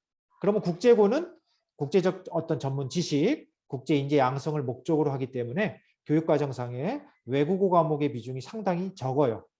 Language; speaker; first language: Korean; native; Korean